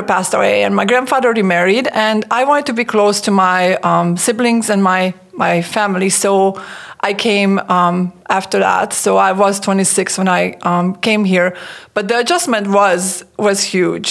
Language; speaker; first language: English; non-native, fluent; Hungarian